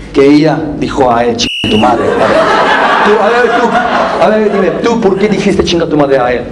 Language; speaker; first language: Spanish; non-native, fluent; Korean